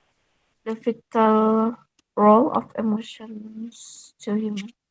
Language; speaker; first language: English; non-native, learner; Indonesian